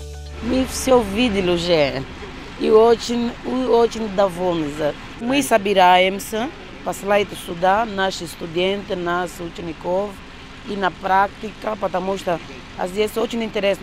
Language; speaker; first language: Russian; non-native, fluent; Portuguese